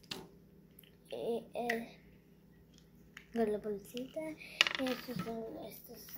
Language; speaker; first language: Spanish; early bilingual, heritage; Spanish